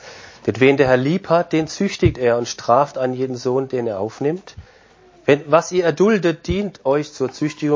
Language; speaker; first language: German; non-native, fluent; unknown